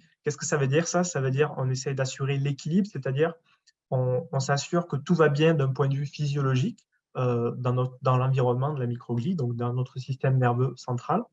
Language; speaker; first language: French; native; French